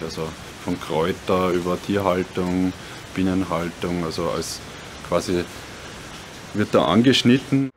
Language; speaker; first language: German; native; German